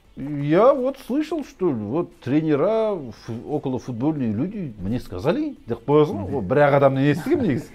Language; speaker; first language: Russian; non-native, local second language; Kazakh